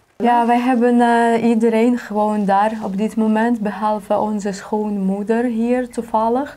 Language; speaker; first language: Dutch; non-native, fluent; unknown